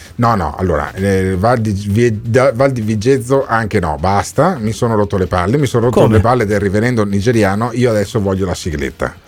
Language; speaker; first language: Italian; native; Italian